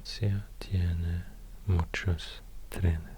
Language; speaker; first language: Spanish; non-native, learner; Swedish